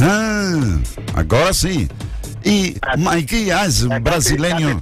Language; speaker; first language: Portuguese; non-native, learner; Spanish